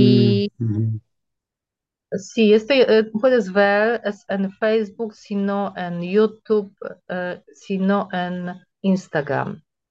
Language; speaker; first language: Spanish; non-native, fluent; Polish